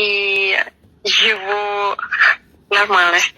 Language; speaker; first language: Russian; non-native, learner; Indonesian